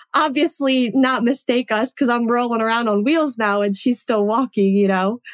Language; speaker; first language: English; early bilingual, other home language; Polish